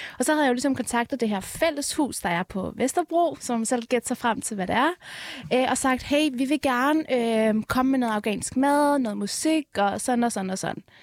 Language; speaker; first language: Danish; early bilingual, other home language; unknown